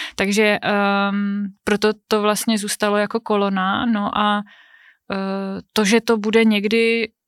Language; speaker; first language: Czech; native; Czech